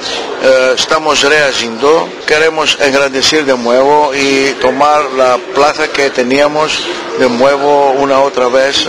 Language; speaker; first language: Spanish; early bilingual, heritage; Ladino